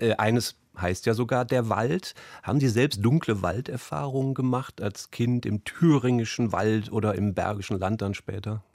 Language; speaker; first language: German; native; German